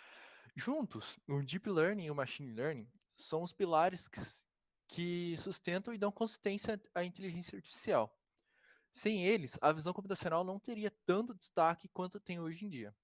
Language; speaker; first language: Portuguese; native; Portuguese